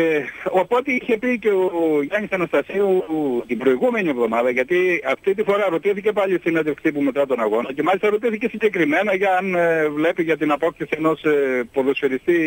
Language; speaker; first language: Greek; native; Greek